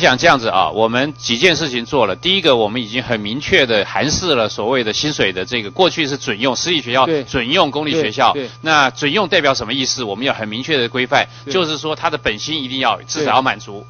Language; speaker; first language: Chinese; native; Chinese